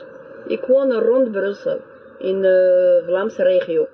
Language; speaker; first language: Dutch; non-native, learner; French